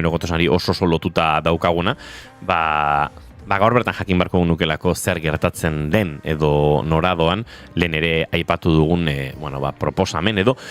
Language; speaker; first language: Basque; native; Basque